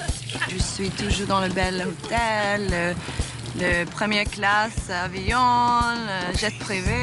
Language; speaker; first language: French; non-native, fluent; Swedish